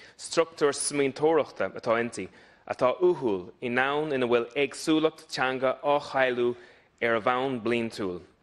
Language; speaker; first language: Irish; non-native, local second language; English